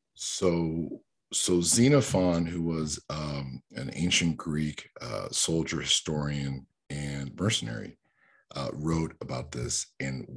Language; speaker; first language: English; early bilingual, other home language; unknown